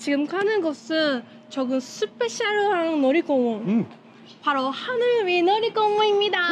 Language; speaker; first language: Korean; non-native, learner; Japanese